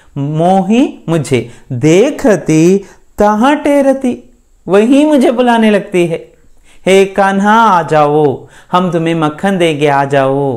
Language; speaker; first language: Hindi; non-native, local second language; Kannada